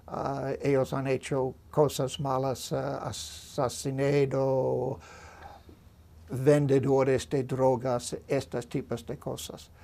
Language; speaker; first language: Spanish; non-native, fluent; English